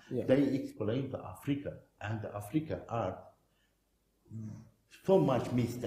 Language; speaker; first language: English; non-native, learner; Turkish